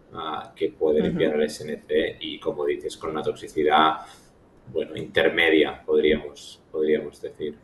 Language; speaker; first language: Spanish; native; Spanish